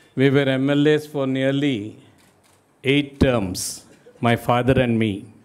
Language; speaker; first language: English; non-native, local second language; Telugu